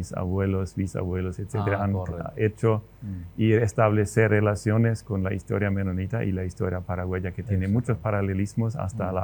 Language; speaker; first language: Spanish; non-native, local second language; Plautdietsch